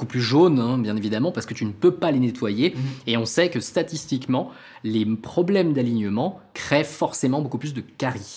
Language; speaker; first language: French; native; French